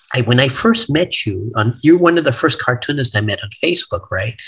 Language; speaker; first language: English; native; English